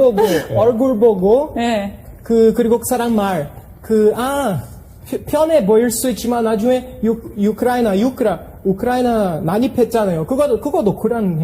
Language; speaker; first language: Korean; non-native, fluent; Portuguese